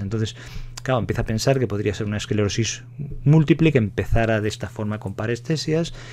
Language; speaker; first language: Spanish; native; Spanish